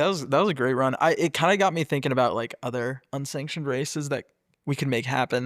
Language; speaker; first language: English; native; English